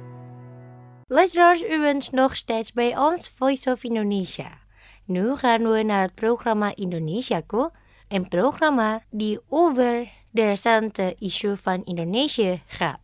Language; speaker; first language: Dutch; non-native, fluent; Indonesian